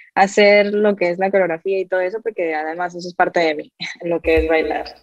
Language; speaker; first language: Spanish; native; Spanish